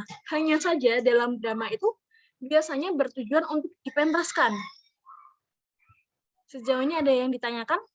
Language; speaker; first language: Indonesian; native; Indonesian